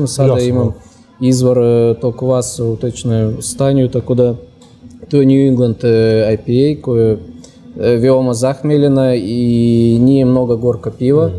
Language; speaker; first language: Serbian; non-native, fluent; Russian